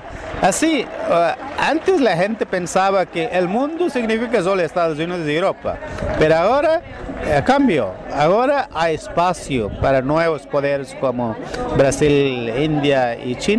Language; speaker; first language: Spanish; non-native, fluent; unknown